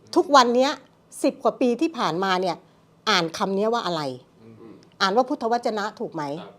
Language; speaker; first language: Thai; native; Thai